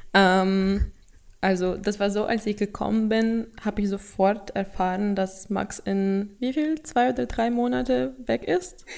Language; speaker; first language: German; non-native, fluent; Russian